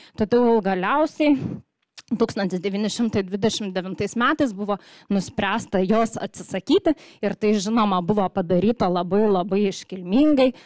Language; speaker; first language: Lithuanian; native; Lithuanian